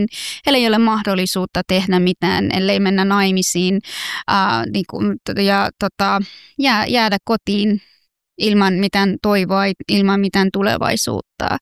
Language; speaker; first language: Finnish; non-native, fluent; Persian